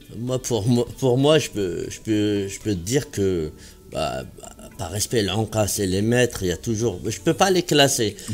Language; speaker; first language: French; non-native, local second language; Arabic